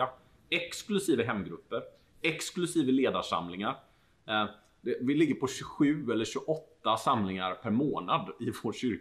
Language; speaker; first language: Swedish; native; Swedish